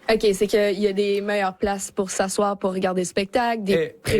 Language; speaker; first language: French; native; French